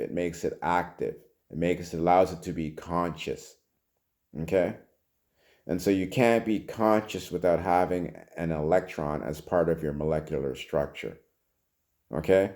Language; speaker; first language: English; native; English